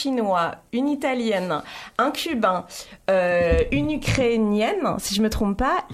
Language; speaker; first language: French; native; French